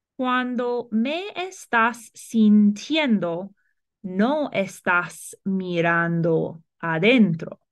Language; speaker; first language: Spanish; non-native, fluent; English